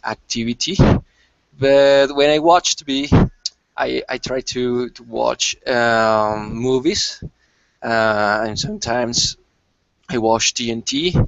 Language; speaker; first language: English; non-native, learner; Spanish